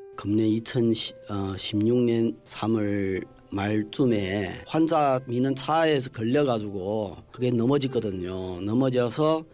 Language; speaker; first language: Korean; early bilingual, heritage; Korean